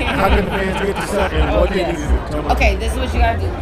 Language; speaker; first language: English; native; English